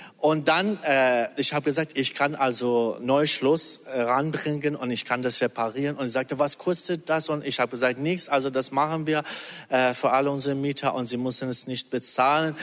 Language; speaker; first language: German; non-native, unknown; Persian